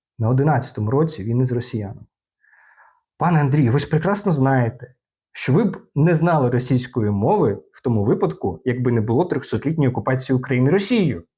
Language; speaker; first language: Ukrainian; non-native, local second language; Russian